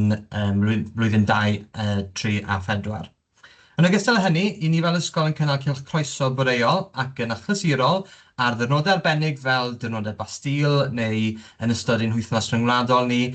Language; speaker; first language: Welsh; native; Welsh